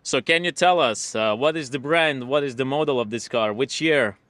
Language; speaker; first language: English; non-native, fluent; Lithuanian